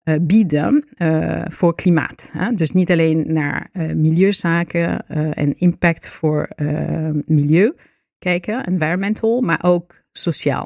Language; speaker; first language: Dutch; non-native, fluent; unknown